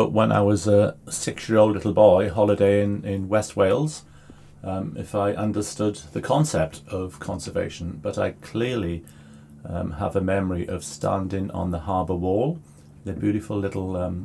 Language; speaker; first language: English; native; English